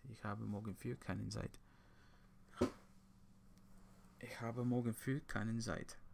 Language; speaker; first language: German; non-native, learner; English